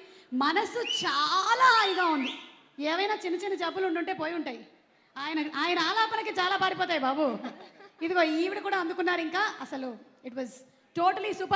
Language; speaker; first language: Telugu; native; Telugu